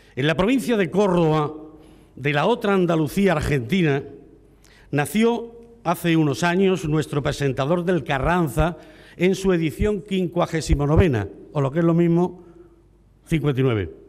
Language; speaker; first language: Spanish; native; Spanish